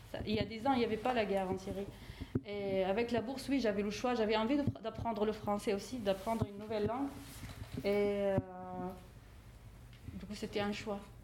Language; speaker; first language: French; non-native, fluent; Arabic